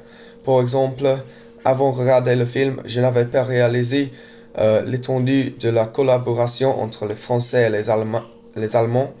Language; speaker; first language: French; non-native, learner; English